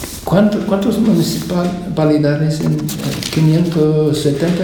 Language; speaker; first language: Spanish; non-native, fluent; English